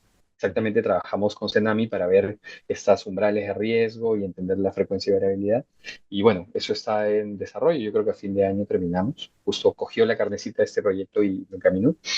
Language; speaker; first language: Spanish; native; Spanish